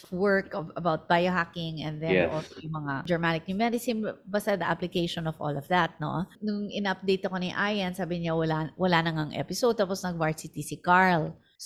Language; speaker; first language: English; non-native, local second language; Filipino